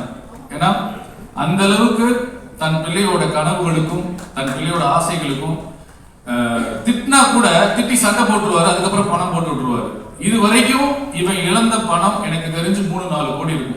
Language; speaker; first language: Tamil; native; Tamil